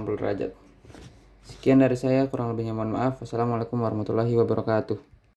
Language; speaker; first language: Indonesian; native; Indonesian